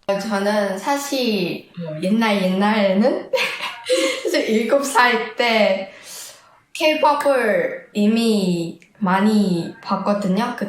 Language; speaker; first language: Korean; non-native, fluent; Vietnamese